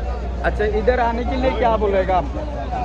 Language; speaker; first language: Hindi; non-native, learner; Bangla